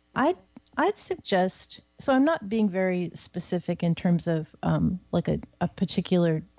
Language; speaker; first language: English; native; English